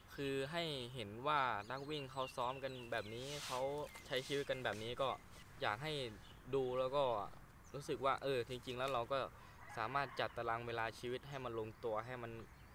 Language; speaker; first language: Thai; native; Thai